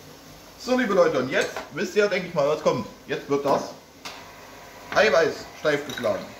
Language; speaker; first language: German; native; German